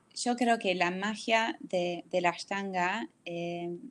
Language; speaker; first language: Spanish; non-native, fluent; English